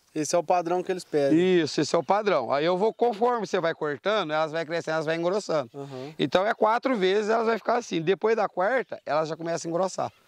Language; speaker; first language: Portuguese; native; Portuguese